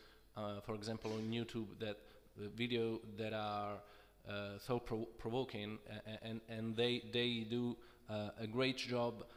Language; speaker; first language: English; non-native, fluent; Italian